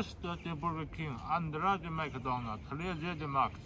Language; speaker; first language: Swedish; early bilingual, other home language; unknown